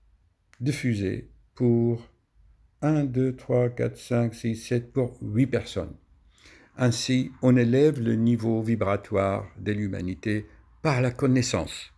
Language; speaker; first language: French; native; French